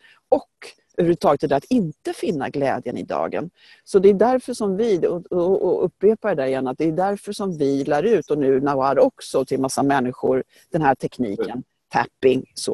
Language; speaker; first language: Swedish; native; Swedish